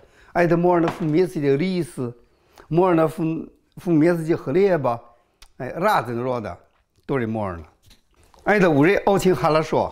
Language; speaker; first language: Russian; non-native, learner; Chinese